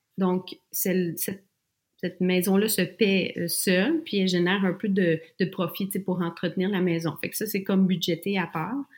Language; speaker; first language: French; native; French